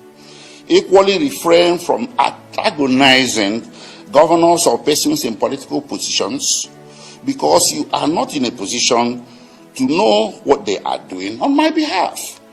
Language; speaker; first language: English; non-native, local second language; Igbo